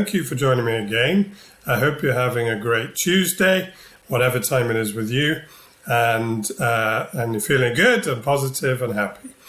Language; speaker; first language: English; native; English